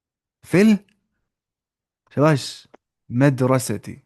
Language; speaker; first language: Arabic; non-native, fluent; Urdu